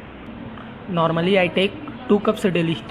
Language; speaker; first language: English; non-native, learner; Hindi